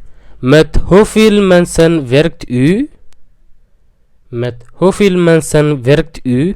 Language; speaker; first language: Dutch; non-native, fluent; Tigrinya